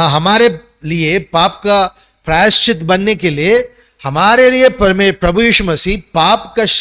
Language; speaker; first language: Hindi; non-native, local second language; Telugu